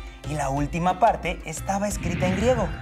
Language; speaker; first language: Spanish; native; Spanish